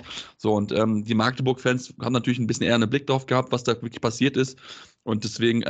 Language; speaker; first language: German; native; German